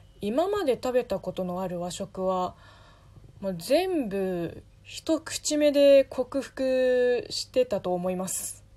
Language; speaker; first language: Japanese; non-native, fluent; Chinese